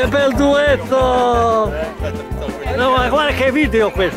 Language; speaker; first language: Italian; native; Italian